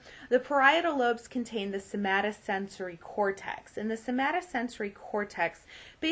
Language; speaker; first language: English; native; English